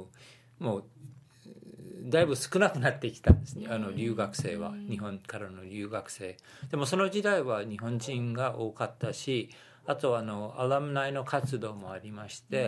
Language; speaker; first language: Japanese; non-native, fluent; English